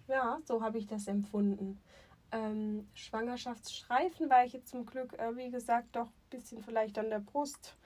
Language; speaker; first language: German; native; German